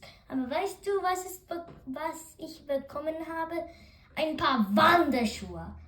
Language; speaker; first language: German; non-native, learner; English